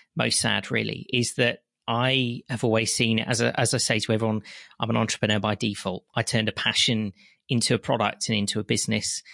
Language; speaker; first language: English; native; English